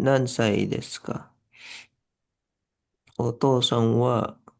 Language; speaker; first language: Japanese; non-native, learner; Filipino